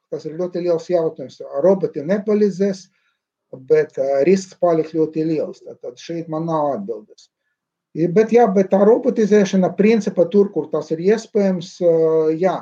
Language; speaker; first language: Latvian; non-native, local second language; Russian